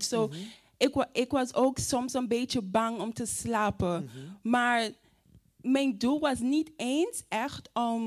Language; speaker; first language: Dutch; non-native, fluent; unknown